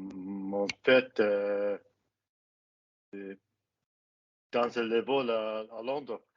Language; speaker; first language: French; non-native, learner; English